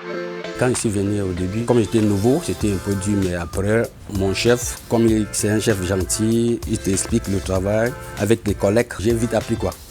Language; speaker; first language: French; non-native, learner; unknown